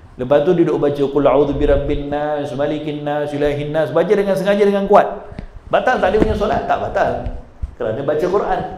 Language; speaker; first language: Malay; native; Malay